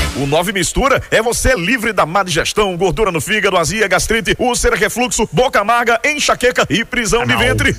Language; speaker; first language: Portuguese; native; Portuguese